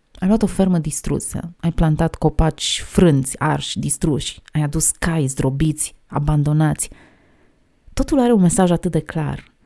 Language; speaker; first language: Romanian; native; Romanian